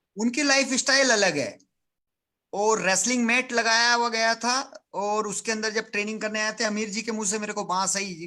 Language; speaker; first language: Hindi; native; Hindi